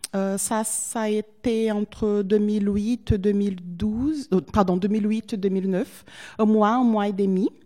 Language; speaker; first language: French; non-native, fluent; Portuguese